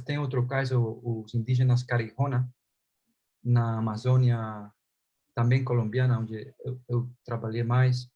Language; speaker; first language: Portuguese; non-native, fluent; Spanish